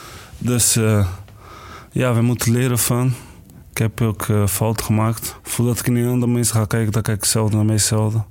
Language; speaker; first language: Dutch; non-native, learner; Portuguese